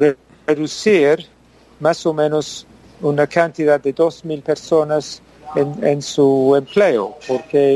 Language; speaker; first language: Spanish; non-native, fluent; English